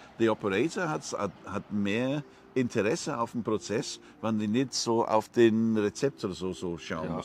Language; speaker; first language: German; non-native, learner; English